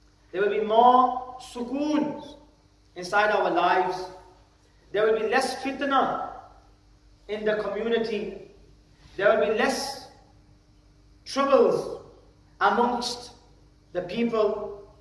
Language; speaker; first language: English; early bilingual, other home language; Urdu